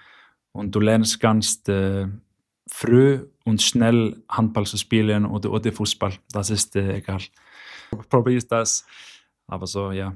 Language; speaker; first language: German; non-native, learner; Icelandic